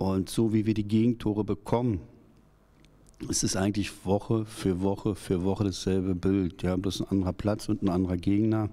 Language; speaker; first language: German; native; German